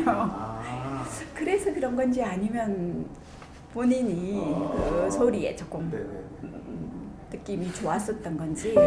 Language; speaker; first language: Korean; native; Korean